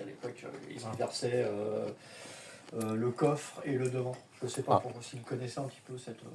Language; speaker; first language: French; native; French